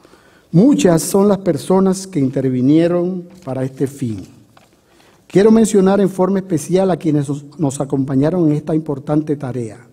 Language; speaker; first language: Spanish; native; Spanish